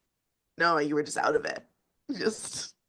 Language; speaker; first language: English; native; English